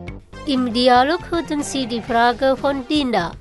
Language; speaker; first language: German; non-native, fluent; Indonesian